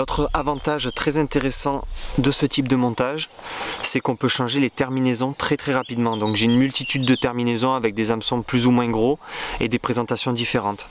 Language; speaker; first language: French; native; French